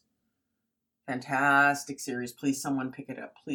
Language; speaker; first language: English; native; English